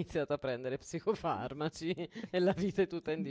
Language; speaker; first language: Italian; native; Italian